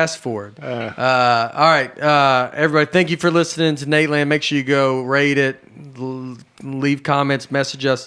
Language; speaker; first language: English; native; English